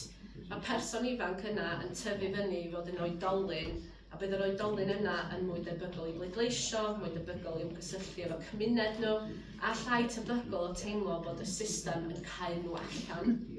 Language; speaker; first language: Welsh; native; Welsh